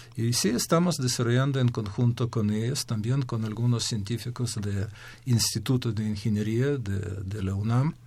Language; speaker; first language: Spanish; non-native, fluent; Ukrainian